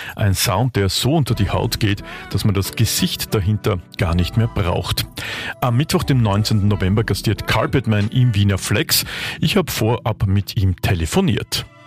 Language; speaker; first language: German; native; German